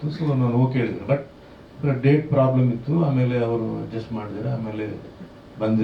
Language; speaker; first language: Kannada; non-native, local second language; Tulu